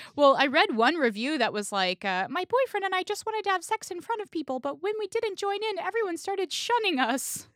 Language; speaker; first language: English; native; English